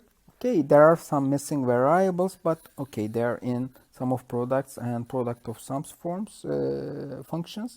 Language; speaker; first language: English; non-native, fluent; Turkish